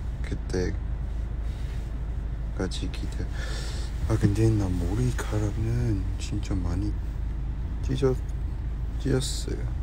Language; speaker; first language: Korean; non-native, fluent; Cantonese